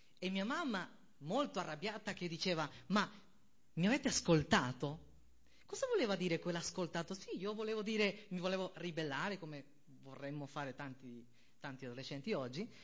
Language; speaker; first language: Italian; non-native, fluent; Spanish